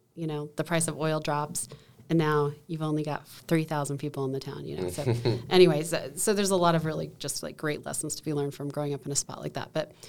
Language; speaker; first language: English; native; English